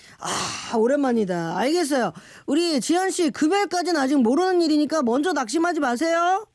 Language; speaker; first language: Korean; native; Korean